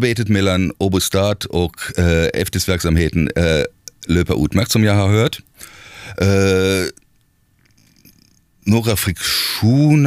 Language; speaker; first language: Swedish; non-native, fluent; German